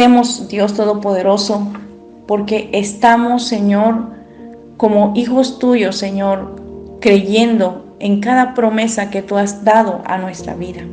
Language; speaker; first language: Spanish; native; Spanish